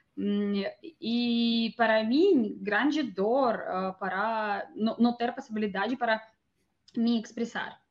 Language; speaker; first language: Portuguese; non-native, learner; Russian